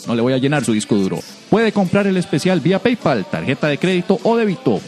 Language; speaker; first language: Spanish; native; Spanish